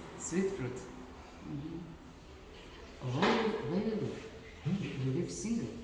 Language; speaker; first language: English; non-native, learner; Russian